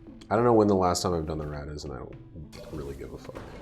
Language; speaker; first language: English; native; English